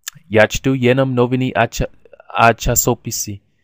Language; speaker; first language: Czech; non-native, learner; English